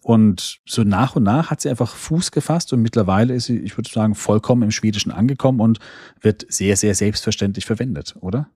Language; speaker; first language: German; native; German